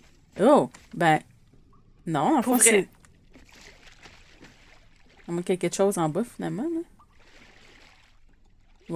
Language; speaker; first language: French; native; French